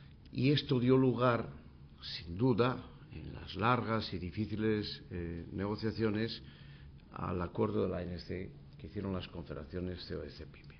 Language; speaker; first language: Spanish; native; Spanish